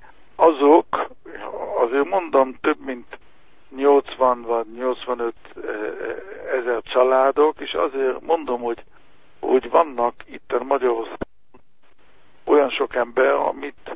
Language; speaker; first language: Hungarian; early bilingual, heritage; Hungarian